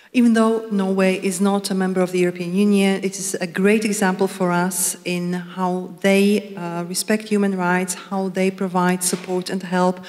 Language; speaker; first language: English; non-native, fluent; Slovak